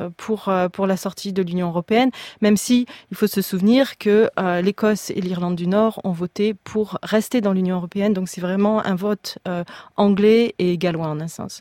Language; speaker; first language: French; native; French